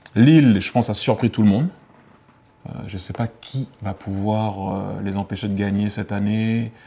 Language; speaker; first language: French; native; French